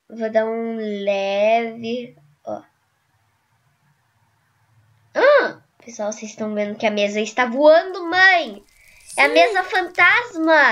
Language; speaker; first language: Portuguese; native; Portuguese